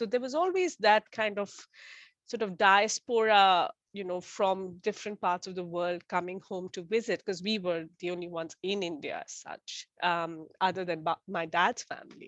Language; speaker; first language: English; non-native, local second language; Bangla